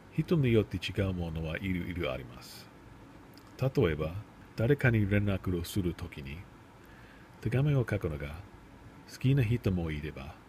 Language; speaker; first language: Japanese; non-native, learner; English